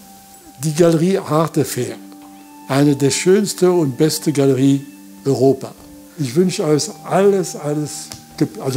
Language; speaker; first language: German; non-native, fluent; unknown